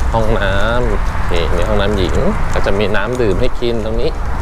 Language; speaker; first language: Thai; native; Thai